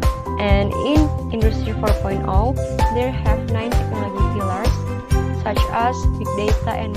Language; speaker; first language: English; non-native, learner; Indonesian